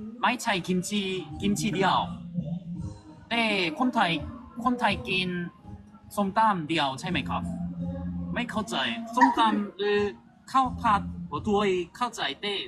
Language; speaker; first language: Thai; non-native, learner; Korean